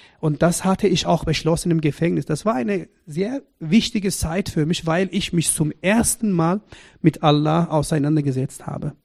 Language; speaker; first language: German; non-native, fluent; Persian